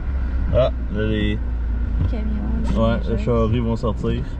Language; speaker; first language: French; native; French